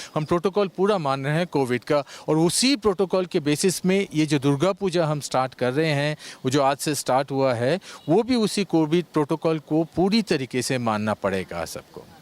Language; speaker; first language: Hindi; non-native, local second language; Bangla